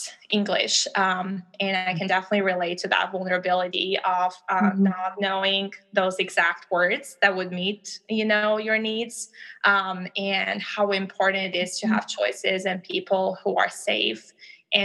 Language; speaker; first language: English; non-native, fluent; Albanian